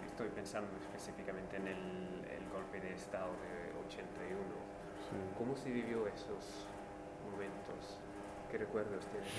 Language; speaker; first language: Spanish; non-native, fluent; English